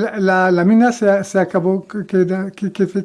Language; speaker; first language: Spanish; non-native, learner; French